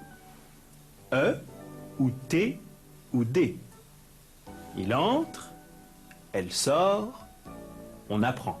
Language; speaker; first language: French; native; French